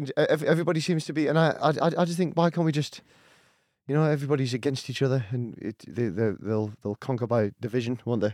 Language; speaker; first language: English; native; English